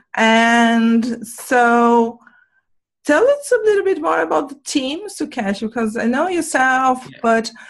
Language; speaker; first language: English; non-native, fluent; Portuguese